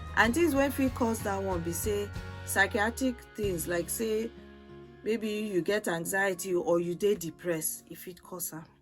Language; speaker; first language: Nigerian Pidgin; non-native, local second language; Yoruba